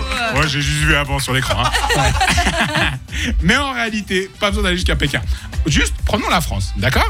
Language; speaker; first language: French; native; French